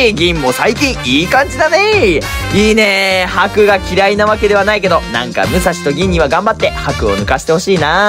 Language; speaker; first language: Japanese; native; Japanese